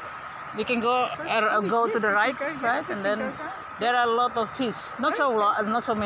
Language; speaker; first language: English; non-native, learner; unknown